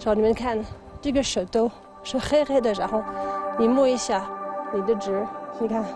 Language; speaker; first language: Chinese; non-native, learner; French